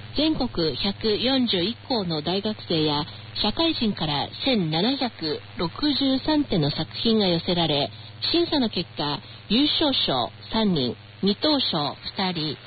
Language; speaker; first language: Japanese; non-native, fluent; Chinese